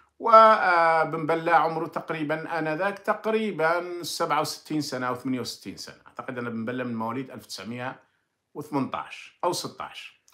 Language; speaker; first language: Arabic; native; Arabic